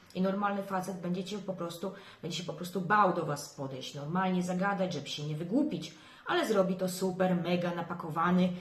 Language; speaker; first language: Polish; native; Polish